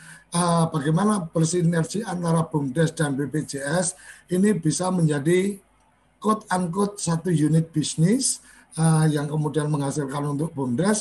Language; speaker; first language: Malay; native; Malay